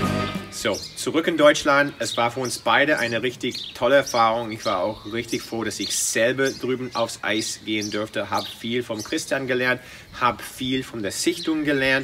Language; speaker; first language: German; non-native, fluent; English